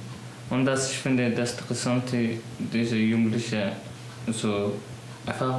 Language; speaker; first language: German; non-native, learner; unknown